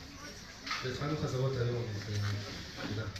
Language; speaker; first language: Hebrew; native; Hebrew